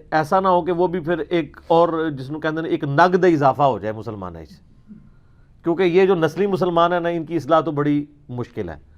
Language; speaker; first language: Urdu; non-native, local second language; Punjabi